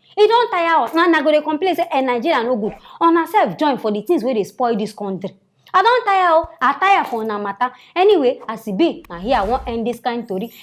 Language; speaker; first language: Nigerian Pidgin; native; Nigerian Pidgin